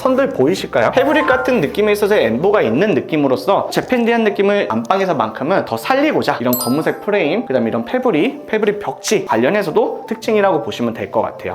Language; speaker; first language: Korean; native; Korean